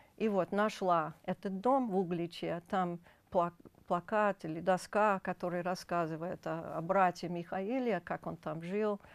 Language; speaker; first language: Russian; non-native, fluent; English